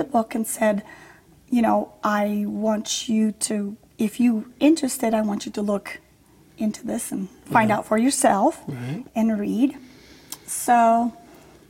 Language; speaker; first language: English; early bilingual, other home language; Polish